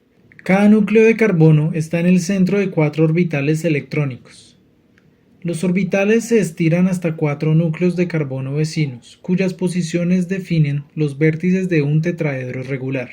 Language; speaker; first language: Spanish; native; Spanish